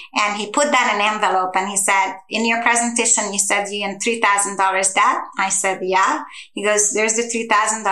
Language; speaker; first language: English; non-native, fluent; Hungarian